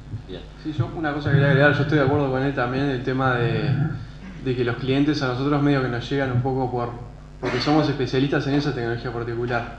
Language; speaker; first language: Spanish; native; Spanish